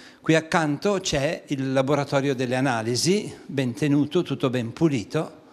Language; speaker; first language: Italian; native; Italian